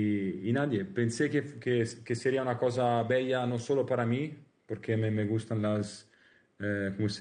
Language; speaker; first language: Spanish; non-native, learner; Italian